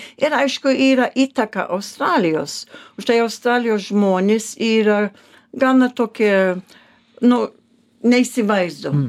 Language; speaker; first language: Lithuanian; early bilingual, heritage; Lithuanian